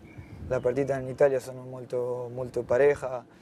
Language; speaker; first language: Italian; non-native, fluent; Spanish